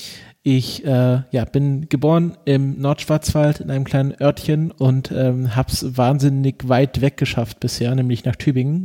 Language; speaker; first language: German; native; German